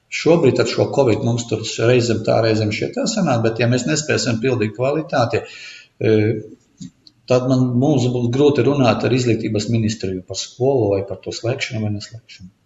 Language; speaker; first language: Latvian; non-native, local second language; Russian